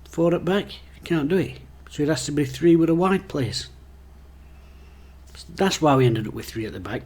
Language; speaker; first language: English; native; English